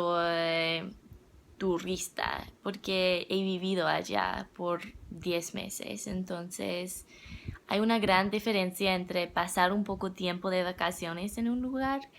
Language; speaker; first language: Spanish; non-native, learner; English